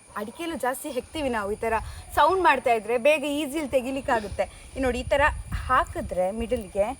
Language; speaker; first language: Kannada; non-native, local second language; Tulu